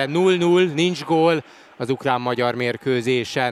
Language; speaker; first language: Hungarian; native; Hungarian